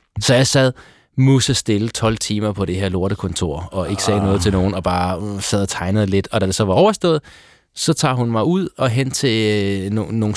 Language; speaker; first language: Danish; early bilingual, other home language; Persian